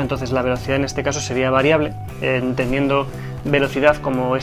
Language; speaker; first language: Spanish; native; Spanish